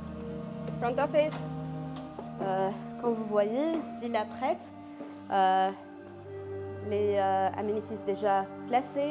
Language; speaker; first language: French; non-native, learner; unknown